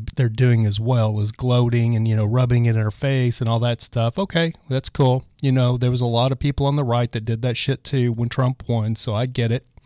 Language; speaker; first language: English; native; English